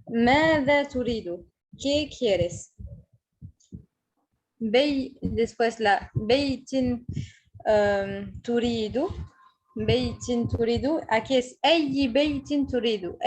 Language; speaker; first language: Spanish; non-native, fluent; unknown